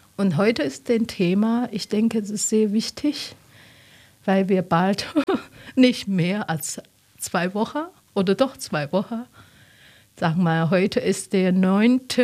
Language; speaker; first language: German; non-native, learner; Chinese